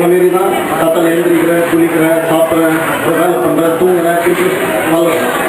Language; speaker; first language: Tamil; non-native, local second language; Marwari